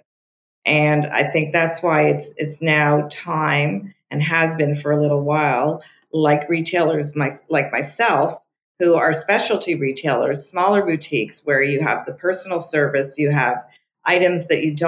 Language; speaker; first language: English; non-native, fluent; French